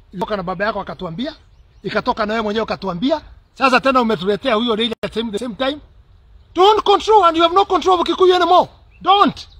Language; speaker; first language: Swahili; native; Swahili